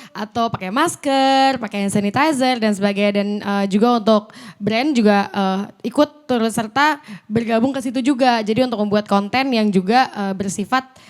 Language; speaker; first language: Indonesian; native; Indonesian